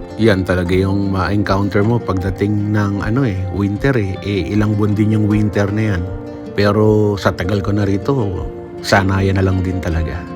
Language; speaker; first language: Filipino; native; Filipino